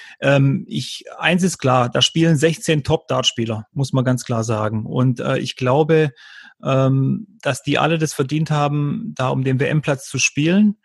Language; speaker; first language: German; early bilingual, other home language; Croatian